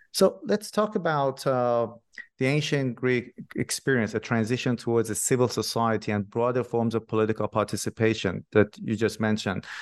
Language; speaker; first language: English; non-native, fluent; Persian